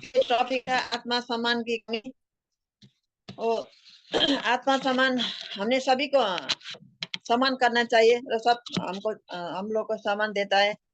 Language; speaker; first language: Hindi; non-native, local second language; Nepali